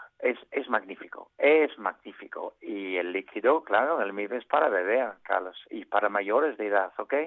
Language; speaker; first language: Spanish; non-native, fluent; English